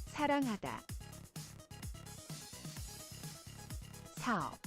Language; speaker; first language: Korean; non-native, learner; English